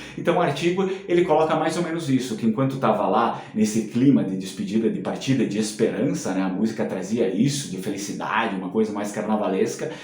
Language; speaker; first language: Portuguese; native; Portuguese